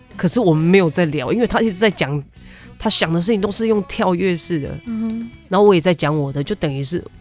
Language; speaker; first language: Chinese; non-native, local second language; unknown